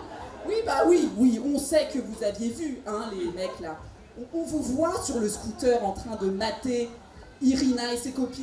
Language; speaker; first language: French; native; French